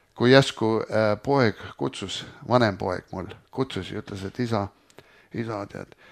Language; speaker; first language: Estonian; early bilingual, heritage; Estonian